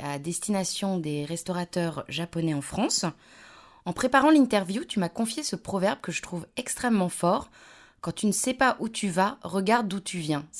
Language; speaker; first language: French; native; French